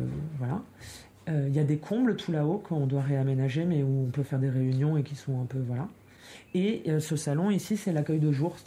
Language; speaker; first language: French; native; French